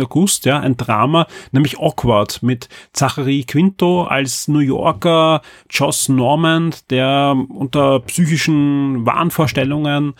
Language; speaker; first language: German; native; German